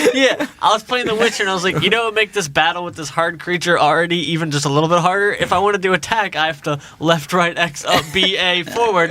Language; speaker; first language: English; native; English